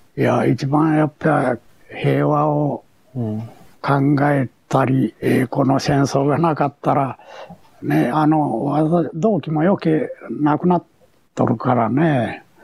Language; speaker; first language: Japanese; native; Japanese